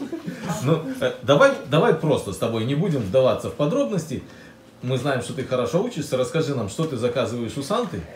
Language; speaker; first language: Russian; native; Russian